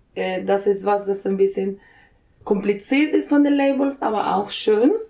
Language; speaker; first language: German; non-native, fluent; Spanish